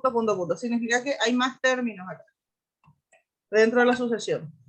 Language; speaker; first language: Spanish; native; Spanish